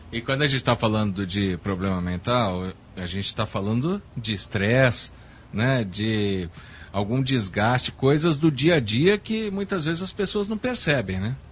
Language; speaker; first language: Portuguese; native; Portuguese